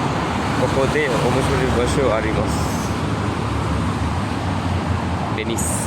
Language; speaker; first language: Japanese; non-native, learner; Sinhala